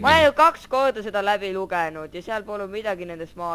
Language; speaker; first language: Estonian; native; Estonian